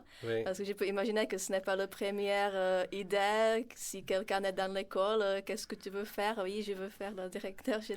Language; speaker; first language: French; non-native, fluent; Czech